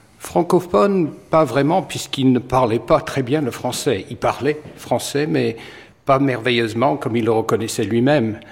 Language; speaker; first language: French; non-native, fluent; English